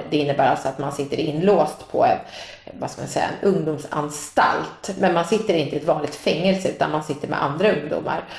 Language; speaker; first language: Swedish; native; Swedish